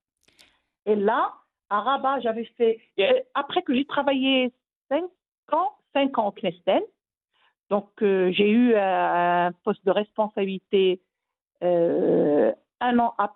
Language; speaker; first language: French; non-native, local second language; Arabic